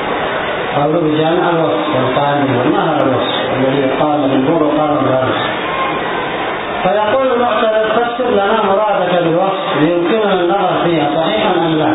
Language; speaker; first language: Arabic; native; Arabic